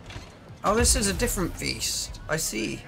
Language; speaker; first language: English; native; English